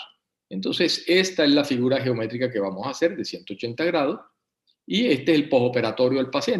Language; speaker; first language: Spanish; native; Spanish